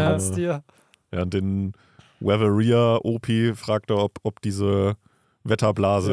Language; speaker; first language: German; native; German